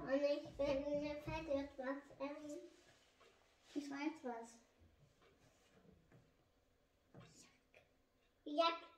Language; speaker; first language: German; early bilingual, other home language; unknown